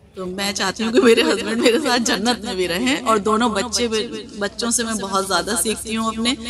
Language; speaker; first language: Hindi; native; Hindi